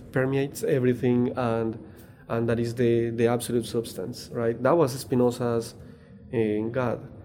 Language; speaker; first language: English; non-native, fluent; Spanish